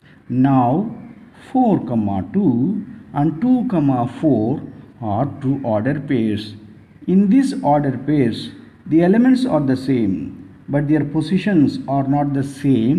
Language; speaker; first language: English; non-native, local second language; Tamil